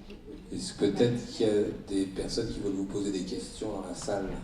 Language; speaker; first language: French; native; French